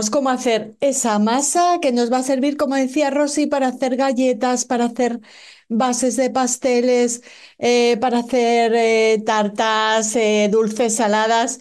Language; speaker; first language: Spanish; native; Spanish